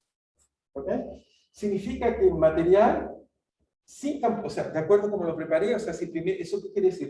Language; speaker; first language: Spanish; native; Spanish